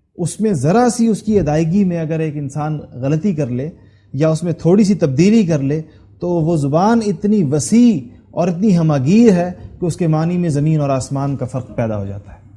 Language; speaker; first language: Urdu; non-native, local second language; Pashto